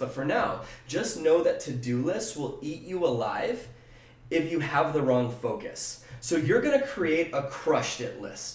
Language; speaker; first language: English; native; English